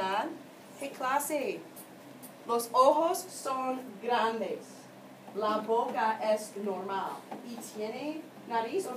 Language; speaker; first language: Spanish; non-native, fluent; English